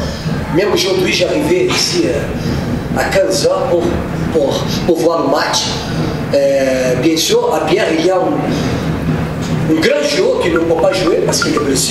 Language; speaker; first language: French; non-native, fluent; Portuguese